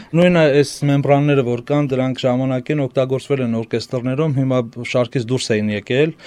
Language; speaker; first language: Armenian; native; Armenian